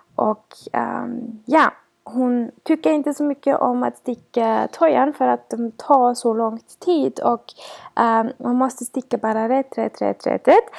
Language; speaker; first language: Swedish; non-native, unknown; German